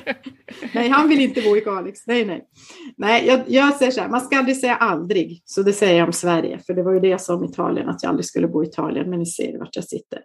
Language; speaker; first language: Swedish; native; Swedish